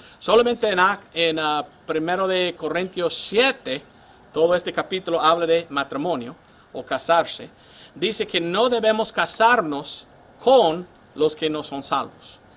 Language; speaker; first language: Spanish; non-native, fluent; English